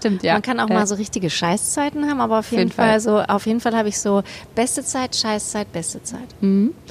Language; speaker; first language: German; native; German